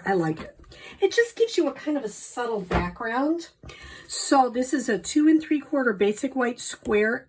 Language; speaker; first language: English; native; English